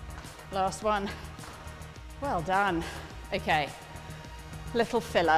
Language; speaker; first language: English; native; English